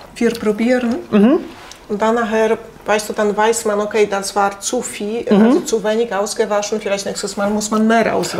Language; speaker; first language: German; non-native, fluent; Polish